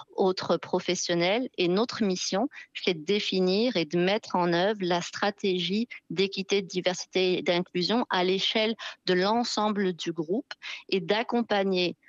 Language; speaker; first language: French; non-native, local second language; Arabic